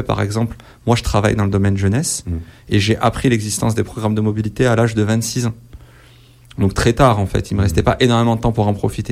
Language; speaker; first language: French; native; French